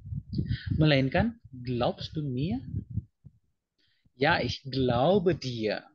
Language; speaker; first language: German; non-native, fluent; Indonesian